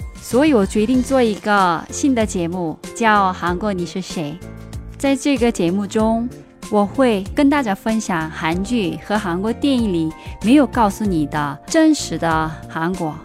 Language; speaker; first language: Chinese; non-native, fluent; Korean